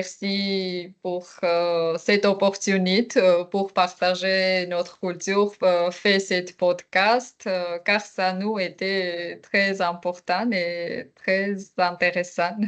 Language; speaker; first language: French; non-native, learner; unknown